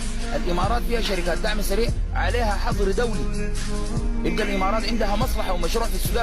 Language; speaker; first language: Arabic; native; Arabic